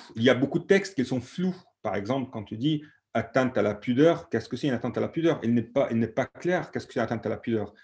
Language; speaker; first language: French; non-native, fluent; Arabic